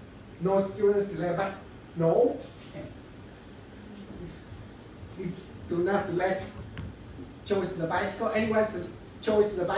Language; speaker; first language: English; non-native, learner; Chinese